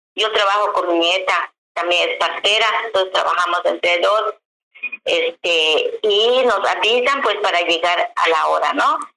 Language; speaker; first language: Spanish; non-native, local second language; Yucateco